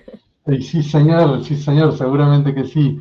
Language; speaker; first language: Spanish; native; Spanish